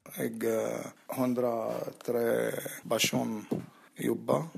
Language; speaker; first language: Norwegian; non-native, learner; Arabic